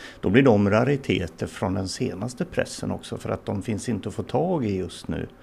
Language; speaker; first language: Swedish; native; Swedish